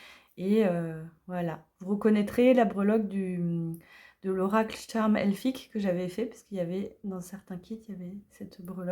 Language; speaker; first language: French; native; French